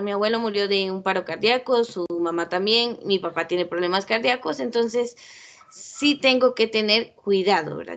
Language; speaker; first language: Spanish; native; Spanish